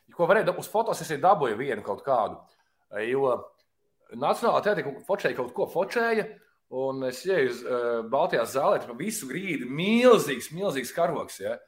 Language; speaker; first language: Latvian; native; Latvian